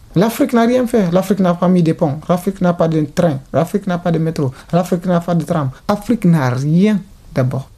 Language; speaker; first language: French; non-native, local second language; Fula